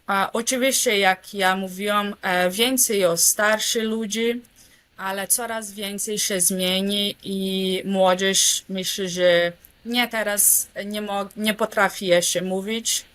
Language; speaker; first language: Polish; non-native, local second language; Portuguese